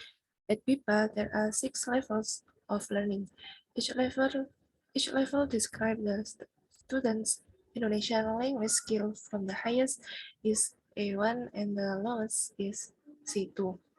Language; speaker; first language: English; non-native, fluent; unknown